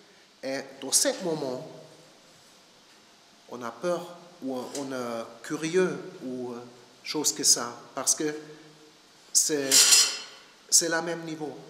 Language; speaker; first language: French; non-native, learner; German